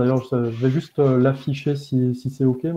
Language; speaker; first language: French; native; French